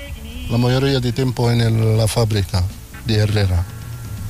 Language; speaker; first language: Spanish; non-native, learner; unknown